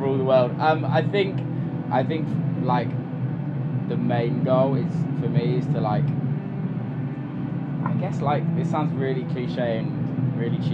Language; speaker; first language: English; native; English